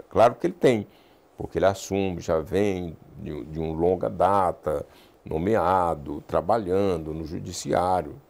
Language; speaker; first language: Portuguese; native; Portuguese